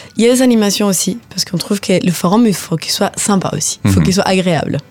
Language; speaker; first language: French; non-native, fluent; Spanish